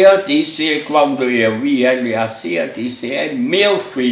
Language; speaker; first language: Portuguese; non-native, fluent; German